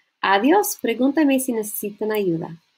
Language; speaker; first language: Spanish; non-native, learner; English